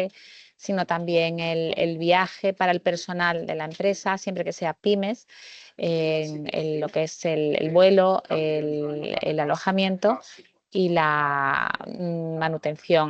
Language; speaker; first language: Spanish; native; Spanish